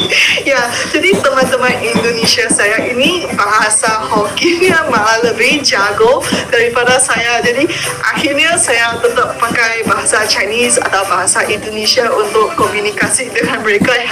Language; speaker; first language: Indonesian; non-native, fluent; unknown